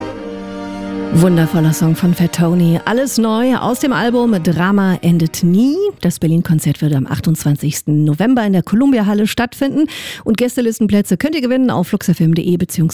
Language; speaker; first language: German; native; German